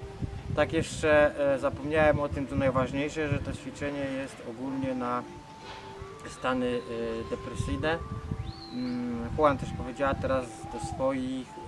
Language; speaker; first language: Polish; non-native, fluent; Vietnamese